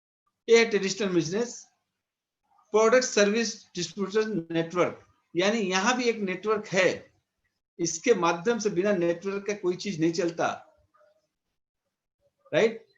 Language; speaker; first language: Hindi; native; Hindi